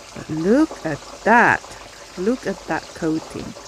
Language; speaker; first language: English; non-native, fluent; Indonesian